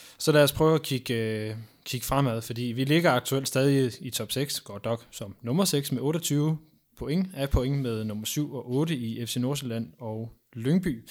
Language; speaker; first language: Danish; native; Danish